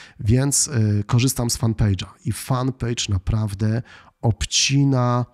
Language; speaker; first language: Polish; native; Polish